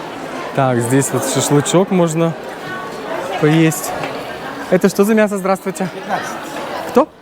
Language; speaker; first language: Russian; native; Russian